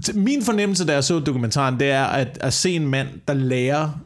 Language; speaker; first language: Danish; native; Danish